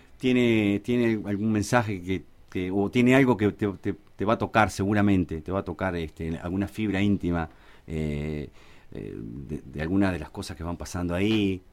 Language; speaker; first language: Spanish; native; Spanish